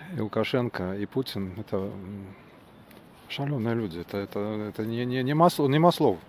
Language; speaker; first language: Polish; non-native, learner; Ukrainian